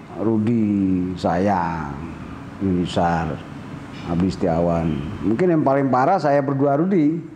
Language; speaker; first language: Indonesian; non-native, local second language; Minangkabau